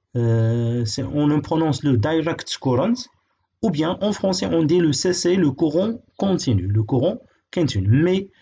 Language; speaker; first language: French; non-native, local second language; Arabic